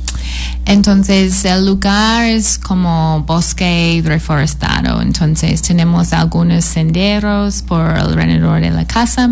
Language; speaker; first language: Spanish; non-native, fluent; English